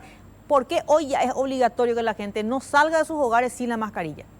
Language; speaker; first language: Spanish; native; Spanish